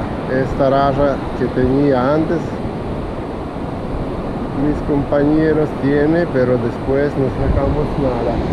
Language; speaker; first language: Spanish; non-native, fluent; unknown